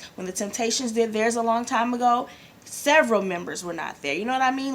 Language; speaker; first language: English; native; English